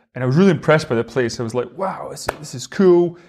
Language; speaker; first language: English; native; English